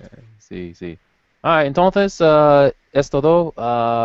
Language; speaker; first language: Spanish; non-native, learner; English